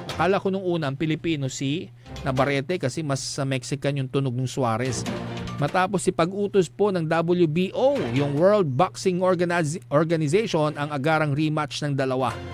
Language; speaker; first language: Filipino; non-native, local second language; Iloko